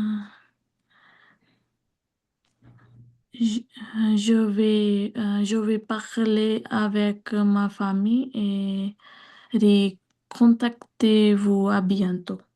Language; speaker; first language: French; non-native, learner; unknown